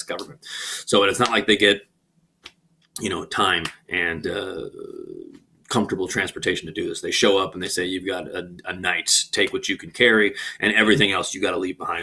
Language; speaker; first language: English; native; English